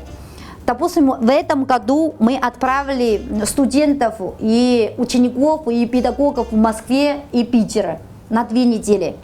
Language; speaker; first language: Russian; non-native, fluent; Chinese